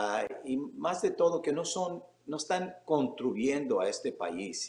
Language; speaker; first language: Spanish; early bilingual, heritage; Spanish